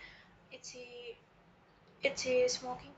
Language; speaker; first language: English; non-native, learner; Indonesian